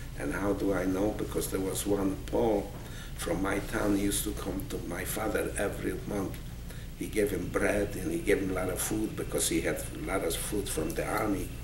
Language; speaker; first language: English; non-native, fluent; Polish